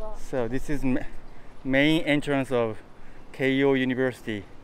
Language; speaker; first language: English; non-native, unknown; Japanese